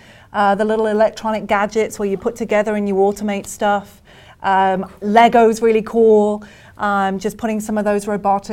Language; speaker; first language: English; native; English